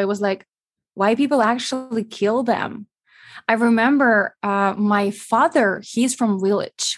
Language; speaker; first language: English; non-native, fluent; Ukrainian